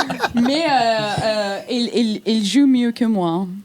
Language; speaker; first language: French; non-native, fluent; Persian